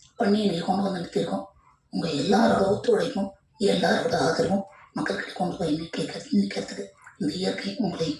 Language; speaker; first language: Tamil; native; Tamil